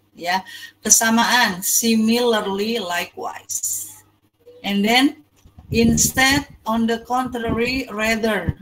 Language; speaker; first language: English; non-native, fluent; Indonesian